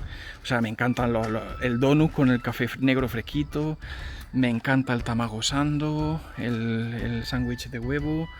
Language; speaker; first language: Spanish; native; Spanish